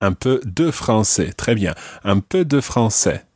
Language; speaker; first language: French; non-native, fluent; English